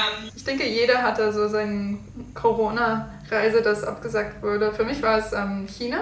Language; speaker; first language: German; non-native, learner; English